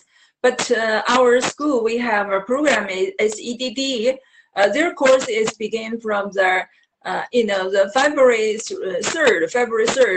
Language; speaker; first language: English; non-native, learner; Chinese